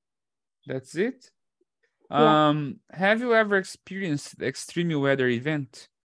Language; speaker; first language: English; non-native, fluent; Portuguese